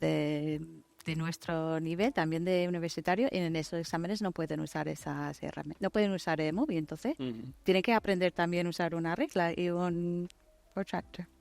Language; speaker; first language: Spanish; non-native, fluent; English